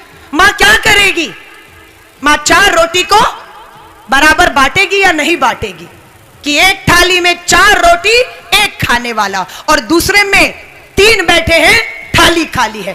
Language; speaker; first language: Hindi; native; Hindi